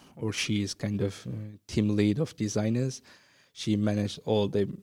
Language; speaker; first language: English; non-native, fluent; Azerbaijani